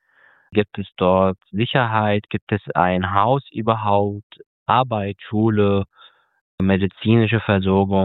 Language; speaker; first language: German; non-native, fluent; Arabic